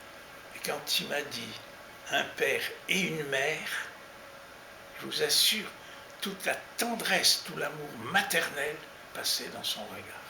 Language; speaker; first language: French; native; French